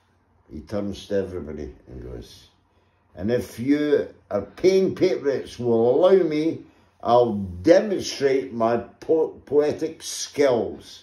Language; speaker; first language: English; native; English